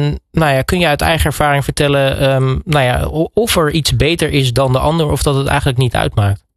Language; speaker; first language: Dutch; native; Dutch